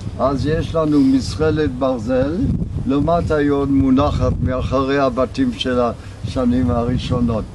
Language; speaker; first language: Hebrew; non-native, fluent; German